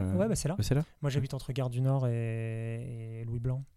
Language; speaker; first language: French; native; French